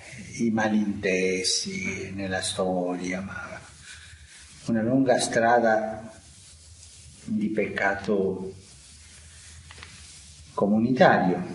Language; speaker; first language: Italian; non-native, fluent; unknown